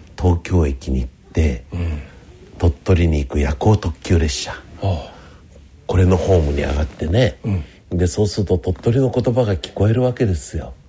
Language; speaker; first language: Japanese; native; Japanese